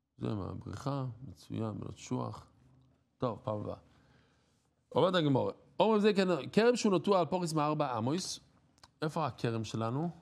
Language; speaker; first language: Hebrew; non-native, fluent; English